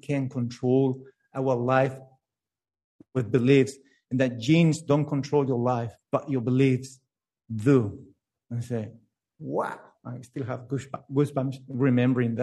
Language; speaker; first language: English; non-native, fluent; Spanish